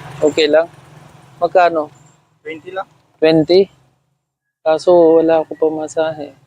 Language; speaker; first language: Filipino; non-native, learner; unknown